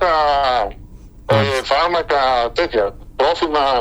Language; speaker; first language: Greek; early bilingual, heritage; Spanish